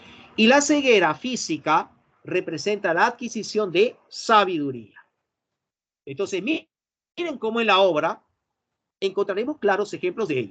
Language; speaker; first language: Spanish; native; Spanish